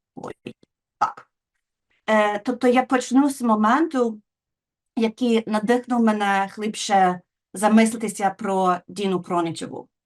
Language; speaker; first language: Ukrainian; non-native, fluent; English